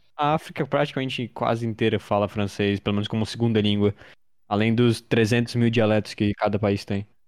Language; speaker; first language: Portuguese; early bilingual, heritage; Portuguese